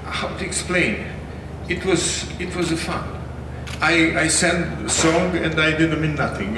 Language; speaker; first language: English; non-native, learner; Serbian